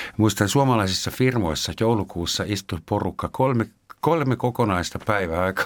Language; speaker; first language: Finnish; non-native, fluent; German